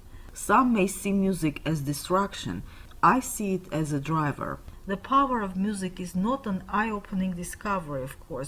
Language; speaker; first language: English; non-native, fluent; Armenian